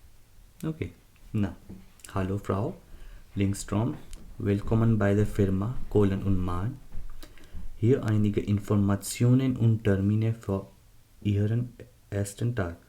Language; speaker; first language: German; non-native, learner; Hindi